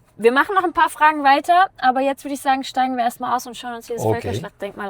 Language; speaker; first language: German; native; German